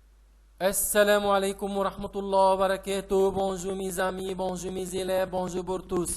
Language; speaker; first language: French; non-native, fluent; Arabic